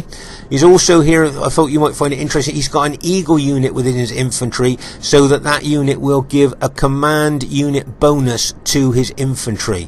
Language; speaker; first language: English; native; English